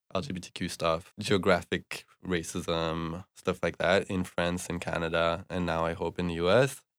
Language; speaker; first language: English; non-native, fluent; French